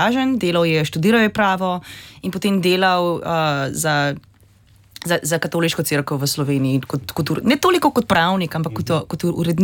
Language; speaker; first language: Slovenian; native; Slovenian